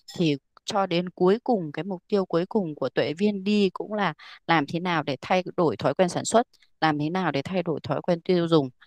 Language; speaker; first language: Vietnamese; native; Vietnamese